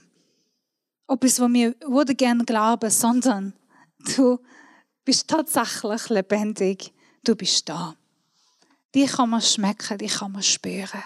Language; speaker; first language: German; non-native, fluent; Persian